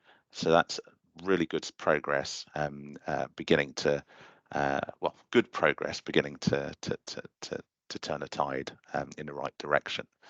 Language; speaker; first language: English; native; English